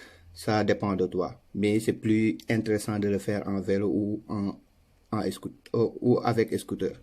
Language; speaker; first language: French; non-native, local second language; Wolof